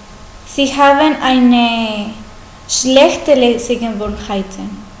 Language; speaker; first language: German; non-native, learner; Spanish